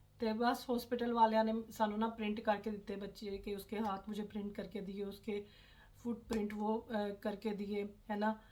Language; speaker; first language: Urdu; non-native, local second language; Punjabi